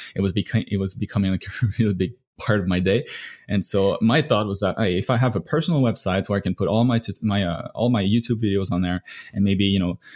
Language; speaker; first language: English; native; English